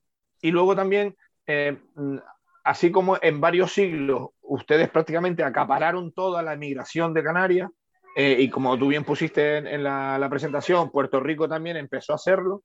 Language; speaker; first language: Spanish; native; Spanish